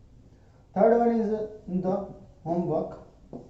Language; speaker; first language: English; non-native, local second language; Hindi